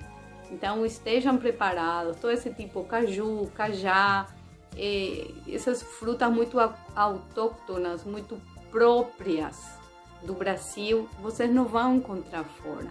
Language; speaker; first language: Portuguese; non-native, fluent; Spanish